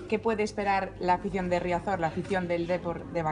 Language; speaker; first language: Spanish; native; Spanish